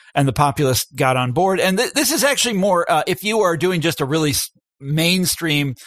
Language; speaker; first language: English; native; English